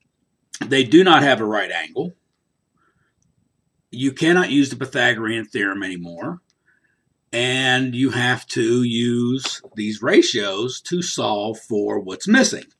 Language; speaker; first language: English; native; English